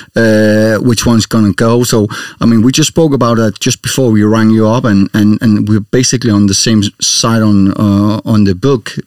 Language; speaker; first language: English; non-native, fluent; Danish